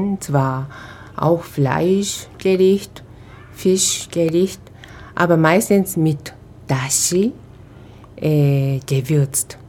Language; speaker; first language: German; non-native, fluent; Japanese